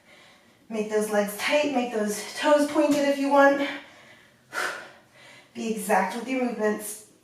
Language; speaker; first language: English; native; English